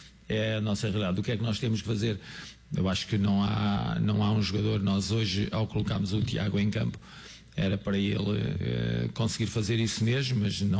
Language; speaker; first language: Portuguese; native; Portuguese